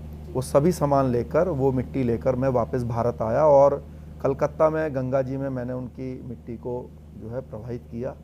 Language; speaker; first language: Hindi; native; Hindi